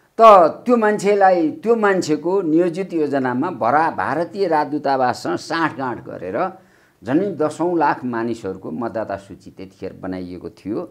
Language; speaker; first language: Nepali; native; Nepali